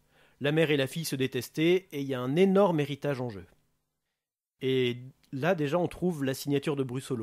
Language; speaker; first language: French; native; French